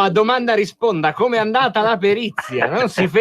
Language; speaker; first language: Italian; native; Italian